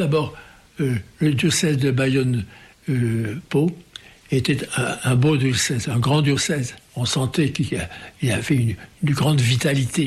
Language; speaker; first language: French; native; French